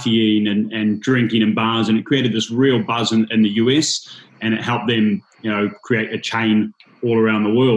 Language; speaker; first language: English; native; English